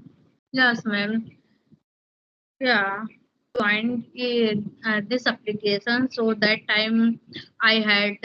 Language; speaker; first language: English; non-native, learner; Hindi